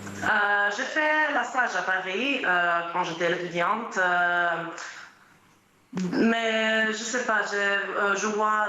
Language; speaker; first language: French; non-native, fluent; Croatian